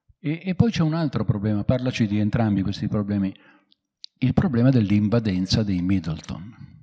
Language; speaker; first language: Italian; native; Italian